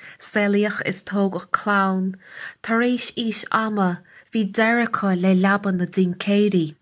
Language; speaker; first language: Irish; native; Irish